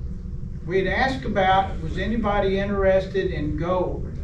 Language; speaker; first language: English; native; English